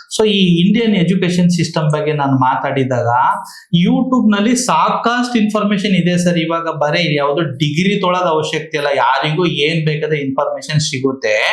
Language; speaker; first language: Kannada; non-native, local second language; Marathi